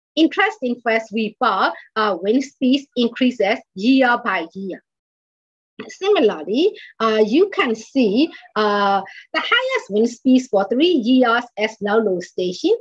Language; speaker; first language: English; non-native, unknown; Burmese